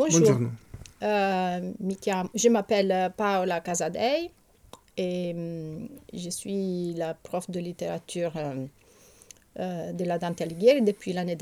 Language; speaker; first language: French; non-native, fluent; Italian